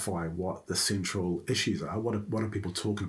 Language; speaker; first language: English; native; English